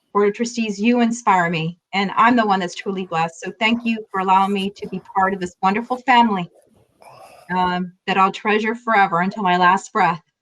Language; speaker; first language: English; native; English